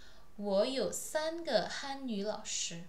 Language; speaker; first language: Chinese; non-native, fluent; Indonesian